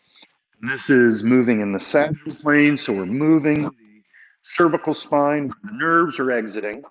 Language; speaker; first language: English; native; English